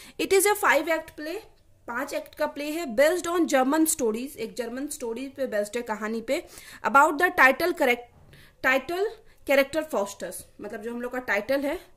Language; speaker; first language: Hindi; native; Hindi